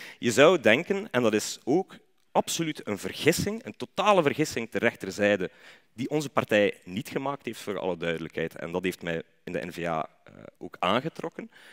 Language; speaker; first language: Dutch; native; Dutch